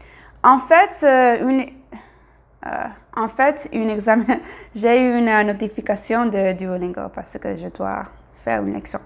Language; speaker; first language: French; non-native, learner; English